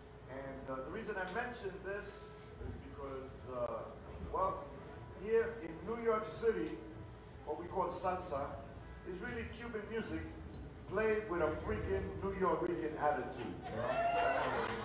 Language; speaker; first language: English; early bilingual, other home language; Spanish